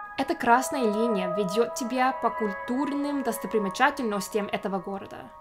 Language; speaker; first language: Russian; non-native, learner; English